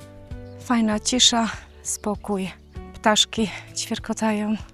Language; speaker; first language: Polish; native; Polish